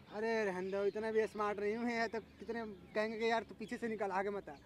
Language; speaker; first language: Hindi; native; Hindi